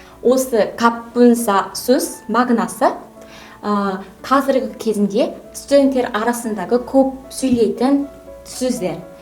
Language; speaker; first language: Kazakh; non-native, learner; Korean